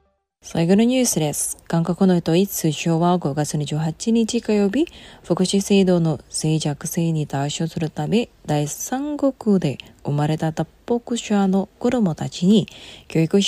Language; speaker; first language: Japanese; non-native, fluent; Indonesian